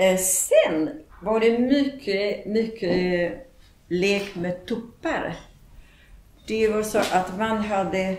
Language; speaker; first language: Swedish; non-native, fluent; Polish